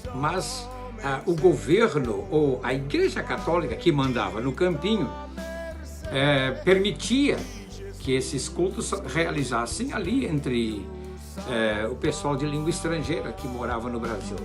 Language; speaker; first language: Portuguese; native; Portuguese